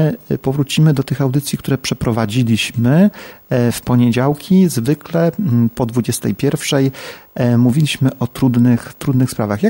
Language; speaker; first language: Polish; native; Polish